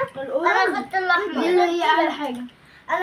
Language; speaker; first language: Arabic; native; Arabic